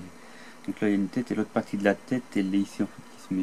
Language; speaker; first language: French; native; French